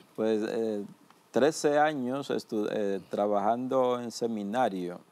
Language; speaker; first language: Spanish; native; Spanish